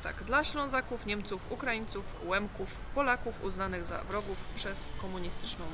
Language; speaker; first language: Polish; native; Polish